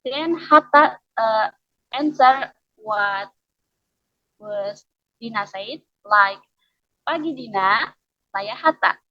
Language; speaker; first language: English; non-native, learner; Indonesian